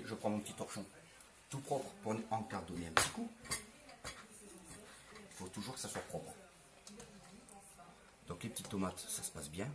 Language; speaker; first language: French; native; French